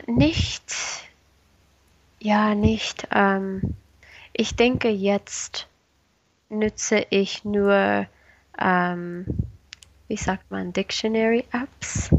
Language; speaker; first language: German; non-native, learner; Spanish